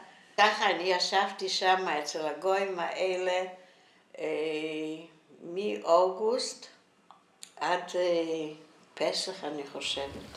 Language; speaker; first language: Hebrew; non-native, fluent; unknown